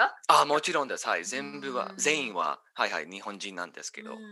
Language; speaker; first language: Japanese; non-native, learner; English